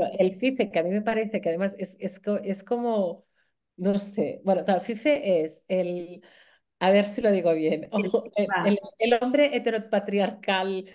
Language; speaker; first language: Spanish; non-native, local second language; Catalan